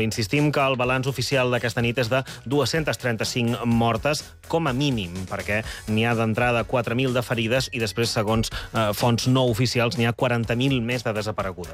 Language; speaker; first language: Catalan; native; Catalan